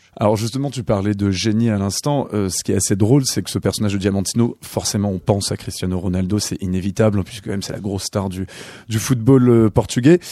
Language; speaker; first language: French; native; French